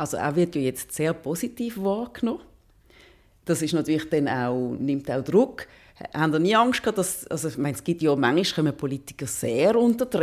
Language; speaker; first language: German; native; German